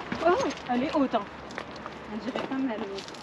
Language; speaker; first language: French; native; French